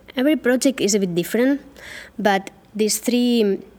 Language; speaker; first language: English; non-native, fluent; Catalan